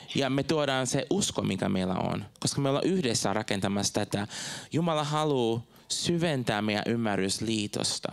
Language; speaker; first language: Finnish; non-native, fluent; Portuguese